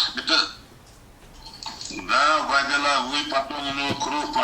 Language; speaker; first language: Russian; non-native, learner; Uzbek